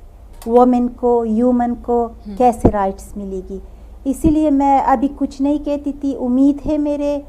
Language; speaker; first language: Hindi; non-native, learner; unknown